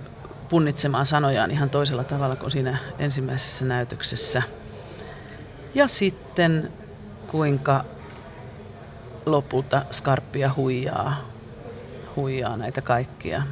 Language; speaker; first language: Finnish; native; Finnish